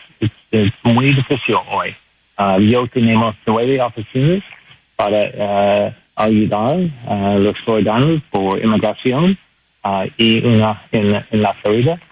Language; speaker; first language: Spanish; non-native, learner; English